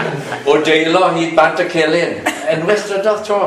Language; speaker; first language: Welsh; native; Welsh